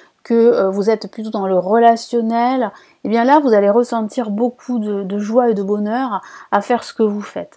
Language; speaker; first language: French; native; French